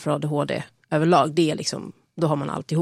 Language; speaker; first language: Swedish; native; Swedish